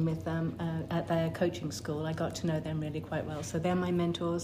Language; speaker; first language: English; native; English